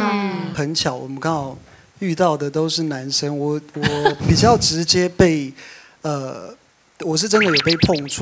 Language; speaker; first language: Chinese; native; Chinese